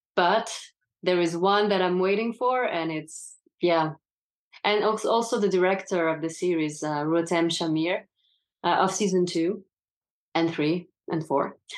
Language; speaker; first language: English; non-native, fluent; French